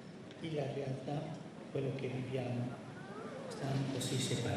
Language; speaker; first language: Italian; non-native, fluent; Spanish